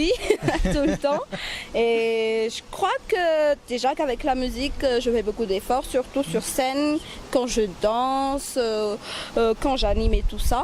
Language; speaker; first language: French; non-native, local second language; Malagasy